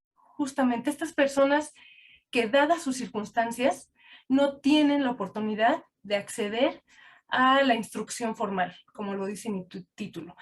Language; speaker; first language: Spanish; native; Spanish